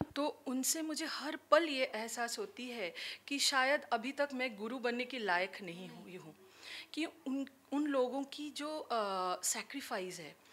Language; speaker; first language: Hindi; non-native, local second language; Bangla